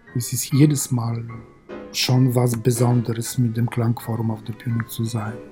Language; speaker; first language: German; non-native, fluent; Bulgarian